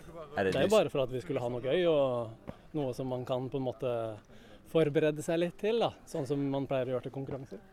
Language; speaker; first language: Norwegian; native; Norwegian